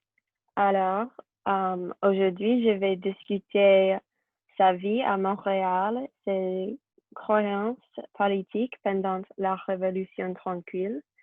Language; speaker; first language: French; non-native, learner; English